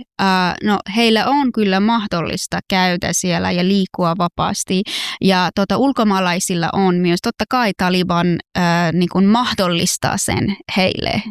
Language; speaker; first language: Finnish; non-native, fluent; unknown